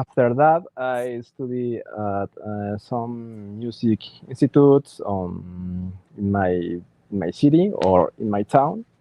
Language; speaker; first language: English; non-native, learner; Spanish